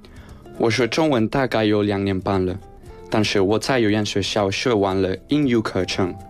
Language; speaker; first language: Chinese; non-native, fluent; Spanish